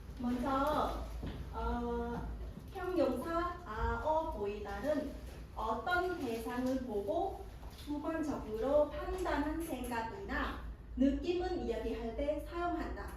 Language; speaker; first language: Korean; non-native, fluent; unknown